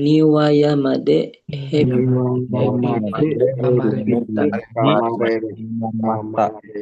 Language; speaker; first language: Japanese; non-native, learner; Indonesian